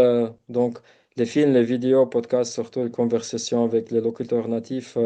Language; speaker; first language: French; non-native, local second language; Arabic